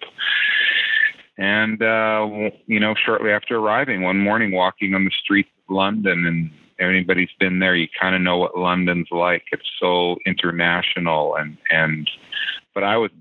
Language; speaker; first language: English; native; English